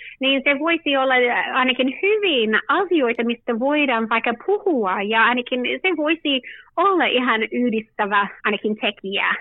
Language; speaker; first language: Finnish; early bilingual, heritage; Finnish